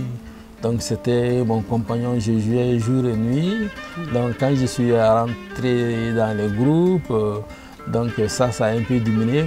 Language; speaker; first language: French; non-native, local second language; Bambara